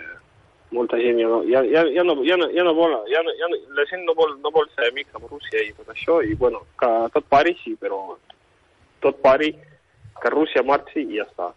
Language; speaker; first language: Catalan; non-native, fluent; Ukrainian